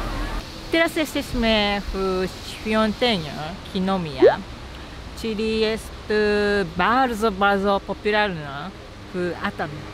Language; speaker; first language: Polish; non-native, learner; Japanese